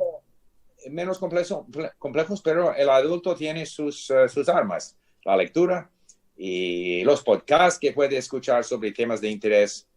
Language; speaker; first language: Spanish; non-native, fluent; English